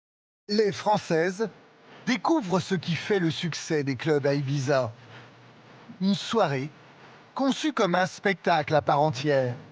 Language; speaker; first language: French; native; French